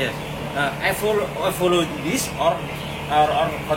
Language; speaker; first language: English; non-native, learner; Indonesian